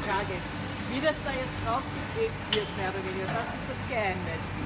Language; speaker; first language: German; native; German